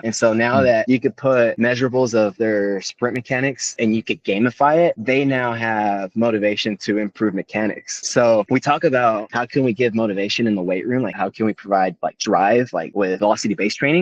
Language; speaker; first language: English; native; English